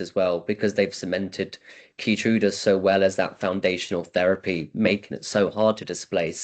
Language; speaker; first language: English; native; English